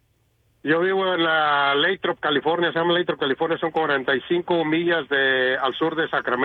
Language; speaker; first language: Spanish; native; Spanish